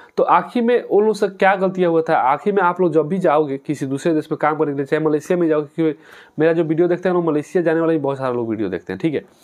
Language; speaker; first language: Hindi; native; Hindi